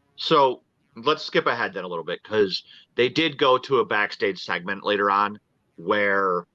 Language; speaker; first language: English; native; English